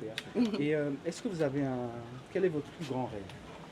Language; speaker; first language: French; native; French